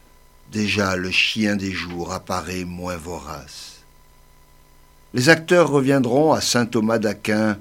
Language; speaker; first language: French; native; French